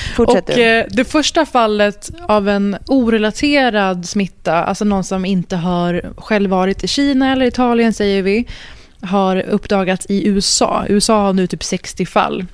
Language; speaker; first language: Swedish; native; Swedish